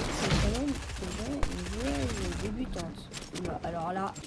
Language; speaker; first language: French; native; French